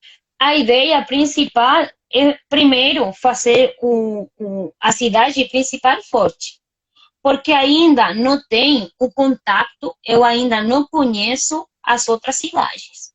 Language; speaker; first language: Portuguese; non-native, fluent; Spanish